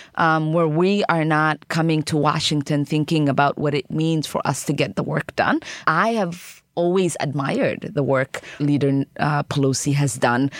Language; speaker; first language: English; early bilingual, other home language; Somali